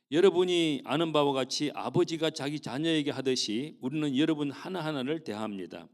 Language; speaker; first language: Korean; native; Korean